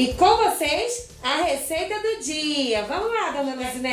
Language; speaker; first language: Portuguese; native; Portuguese